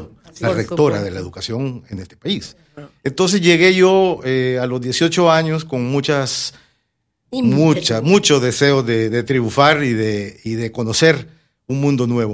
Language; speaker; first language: Spanish; native; Spanish